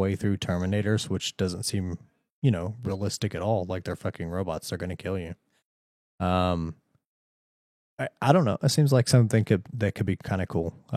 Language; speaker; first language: English; native; English